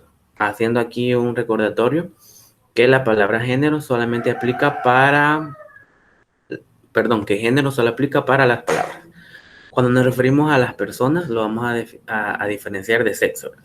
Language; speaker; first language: Spanish; native; Spanish